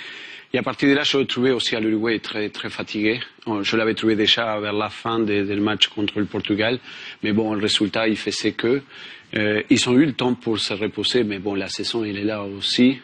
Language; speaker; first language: French; non-native, fluent; Spanish